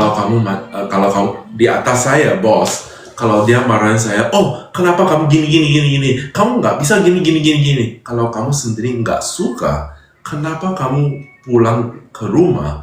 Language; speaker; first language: Indonesian; non-native, fluent; English